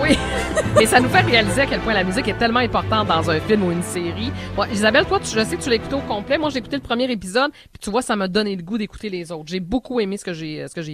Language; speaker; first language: French; native; French